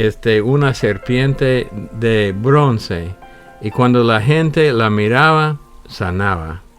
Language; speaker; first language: Spanish; native; Spanish